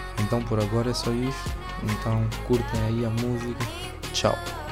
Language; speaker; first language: Portuguese; early bilingual, heritage; Portuguese